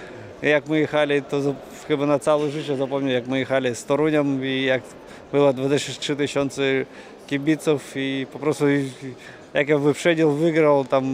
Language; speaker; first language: Polish; non-native, learner; Russian